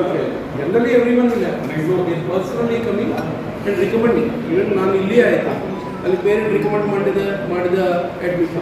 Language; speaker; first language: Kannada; non-native, local second language; Telugu